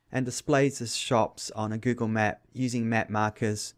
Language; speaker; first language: English; native; English